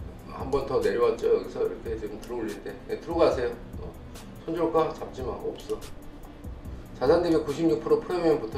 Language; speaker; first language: Korean; native; Korean